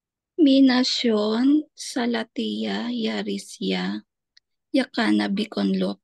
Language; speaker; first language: Finnish; non-native, learner; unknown